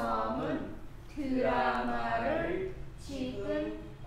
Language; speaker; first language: Korean; non-native, learner; Vietnamese